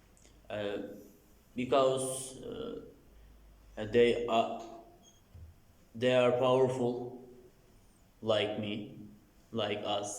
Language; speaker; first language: English; non-native, learner; Turkish